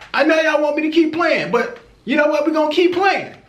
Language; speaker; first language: English; native; English